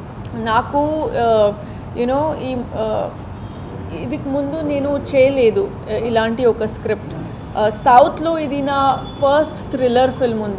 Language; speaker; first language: Telugu; non-native, fluent; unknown